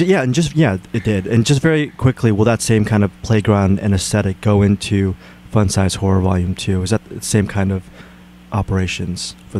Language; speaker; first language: English; native; English